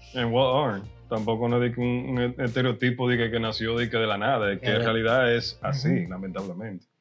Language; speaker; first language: Spanish; early bilingual, heritage; Spanish